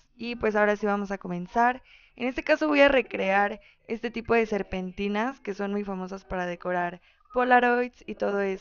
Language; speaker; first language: Spanish; native; Spanish